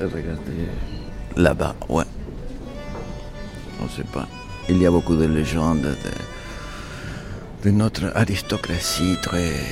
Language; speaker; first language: French; non-native, fluent; Spanish